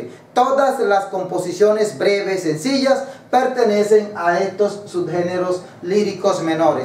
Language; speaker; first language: Spanish; native; Spanish